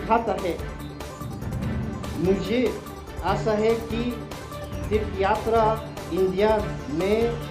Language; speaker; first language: Hindi; non-native, learner; Korean